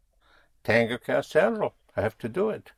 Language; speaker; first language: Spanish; non-native, fluent; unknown